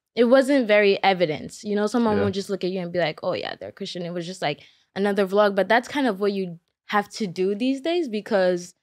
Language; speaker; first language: English; early bilingual, other home language; Akan